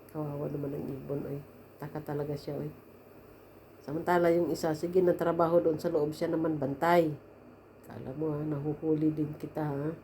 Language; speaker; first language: Filipino; native; Filipino